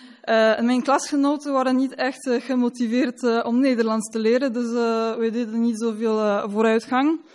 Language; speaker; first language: Dutch; non-native, fluent; Polish